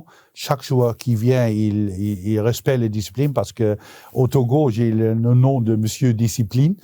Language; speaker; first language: French; non-native, local second language; Dutch